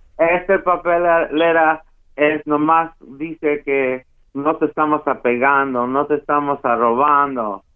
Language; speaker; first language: Spanish; early bilingual, heritage; Spanish